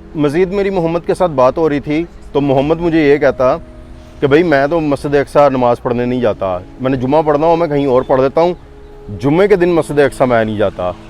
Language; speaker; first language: Urdu; non-native, local second language; Punjabi